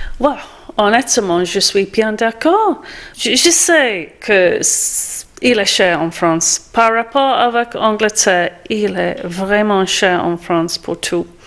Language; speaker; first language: French; non-native, fluent; English